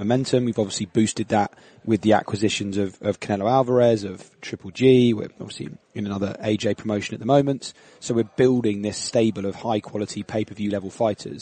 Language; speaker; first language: English; native; English